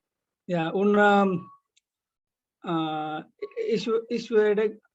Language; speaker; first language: German; non-native, learner; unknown